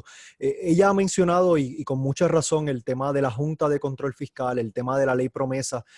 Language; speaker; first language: Spanish; native; Spanish